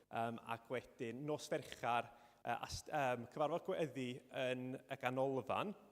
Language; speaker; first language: Welsh; native; Welsh